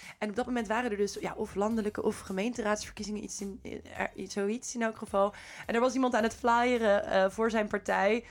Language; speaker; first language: Dutch; native; Dutch